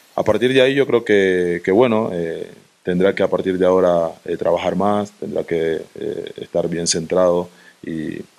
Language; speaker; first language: Spanish; native; Spanish